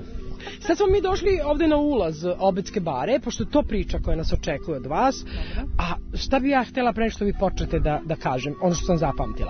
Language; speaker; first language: Serbian; native; Serbian